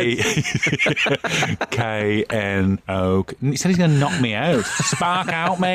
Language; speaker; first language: English; native; English